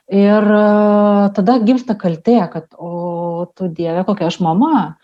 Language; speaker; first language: Lithuanian; non-native, local second language; Russian